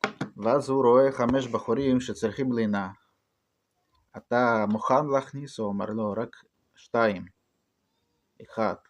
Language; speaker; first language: Hebrew; non-native, fluent; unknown